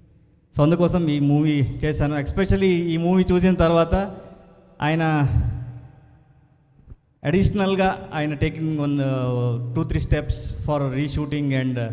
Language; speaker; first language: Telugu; non-native, learner; Kannada